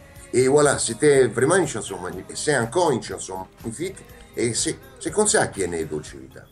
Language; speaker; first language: French; non-native, fluent; Italian